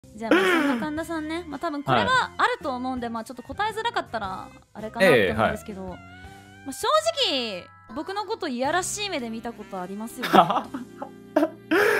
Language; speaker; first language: Japanese; native; Japanese